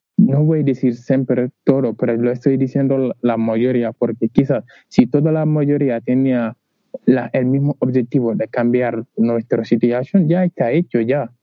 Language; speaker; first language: Spanish; non-native, learner; Wolof